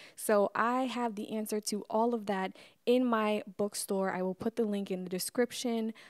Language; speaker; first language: English; native; English